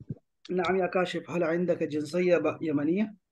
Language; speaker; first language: Arabic; non-native, fluent; Urdu